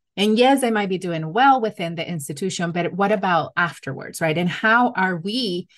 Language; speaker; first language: English; non-native, fluent; Spanish